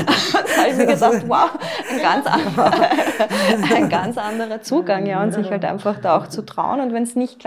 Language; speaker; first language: German; native; German